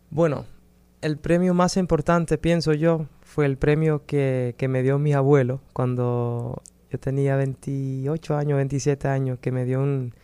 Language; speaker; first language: Spanish; early bilingual, heritage; Spanish